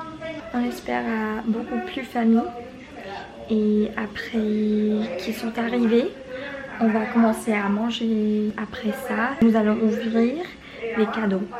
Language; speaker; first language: French; non-native, learner; English